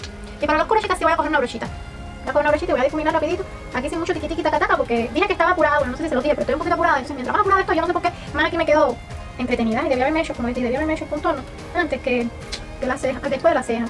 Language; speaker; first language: Spanish; native; Spanish